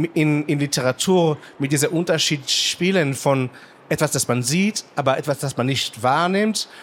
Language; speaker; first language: German; non-native, fluent; Hebrew